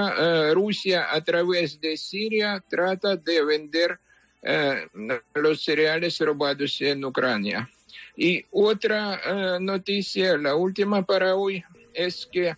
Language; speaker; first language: Spanish; non-native, fluent; Ukrainian